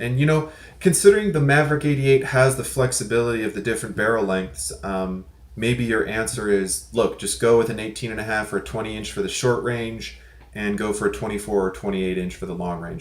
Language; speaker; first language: English; native; English